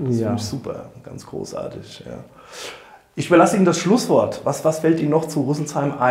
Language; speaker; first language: German; native; German